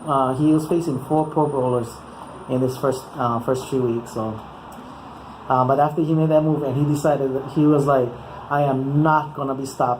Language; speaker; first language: English; native; English